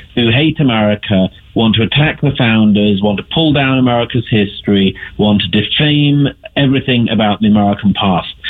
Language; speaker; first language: English; native; English